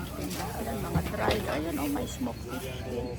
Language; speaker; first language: Filipino; native; Filipino